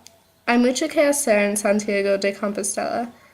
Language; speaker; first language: Spanish; non-native, learner; English